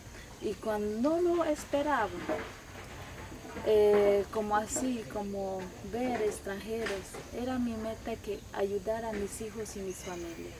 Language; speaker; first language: Spanish; non-native, local second language; Shipibo-Conibo